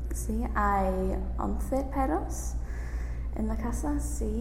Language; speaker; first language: Spanish; non-native, learner; English